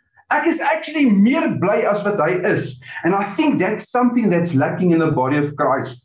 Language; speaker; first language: English; early bilingual, other home language; Afrikaans